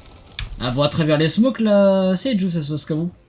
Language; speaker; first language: French; native; French